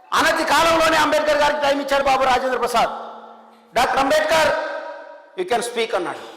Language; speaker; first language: Telugu; native; Telugu